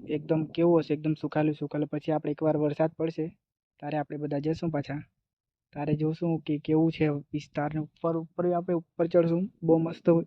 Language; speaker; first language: Gujarati; non-native, local second language; Bhili